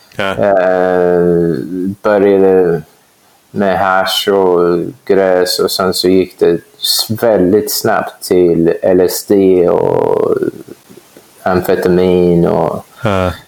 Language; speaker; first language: Swedish; non-native, fluent; English